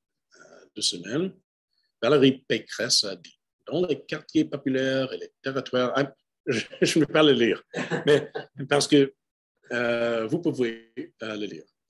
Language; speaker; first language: French; non-native, fluent; English